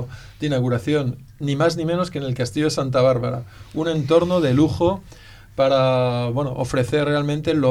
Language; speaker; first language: Spanish; native; Spanish